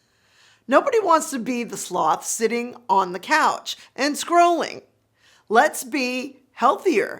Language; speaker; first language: English; native; English